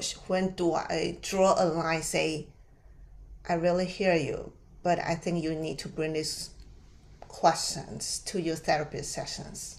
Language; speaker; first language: English; non-native, fluent; Chinese